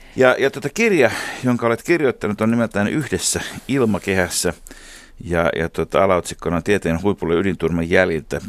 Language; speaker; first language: Finnish; native; Finnish